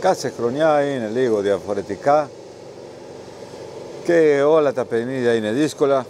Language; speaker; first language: Greek; non-native, learner; Spanish